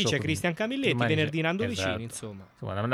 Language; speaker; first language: Italian; native; Italian